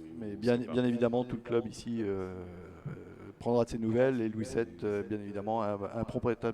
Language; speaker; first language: French; native; French